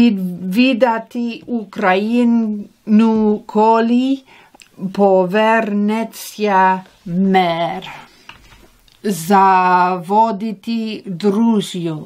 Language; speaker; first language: Ukrainian; non-native, learner; English